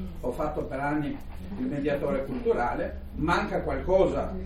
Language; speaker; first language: Italian; non-native, fluent; Albanian